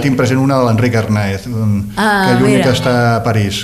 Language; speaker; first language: Catalan; native; Catalan